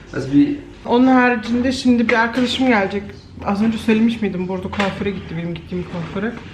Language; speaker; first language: Turkish; early bilingual, heritage; Turkish